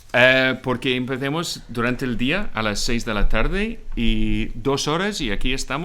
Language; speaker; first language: Spanish; non-native, fluent; English